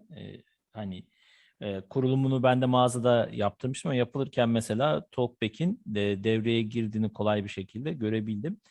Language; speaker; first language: Turkish; native; Turkish